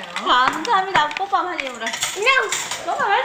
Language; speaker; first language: Korean; native; Korean